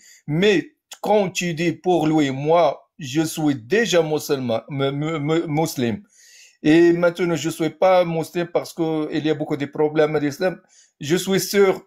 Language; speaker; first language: French; non-native, learner; Arabic